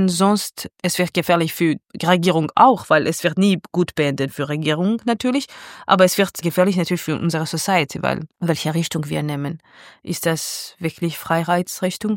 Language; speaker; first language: German; non-native, fluent; Georgian